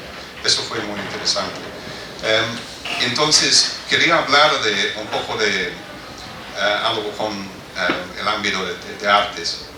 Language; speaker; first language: Spanish; non-native, fluent; English